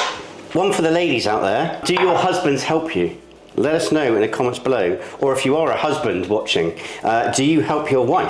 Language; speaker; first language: English; native; English